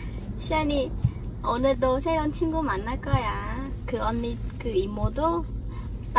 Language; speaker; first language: Korean; non-native, learner; Khmer